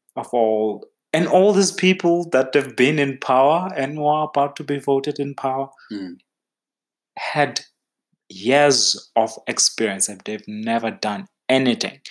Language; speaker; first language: English; non-native, local second language; Xhosa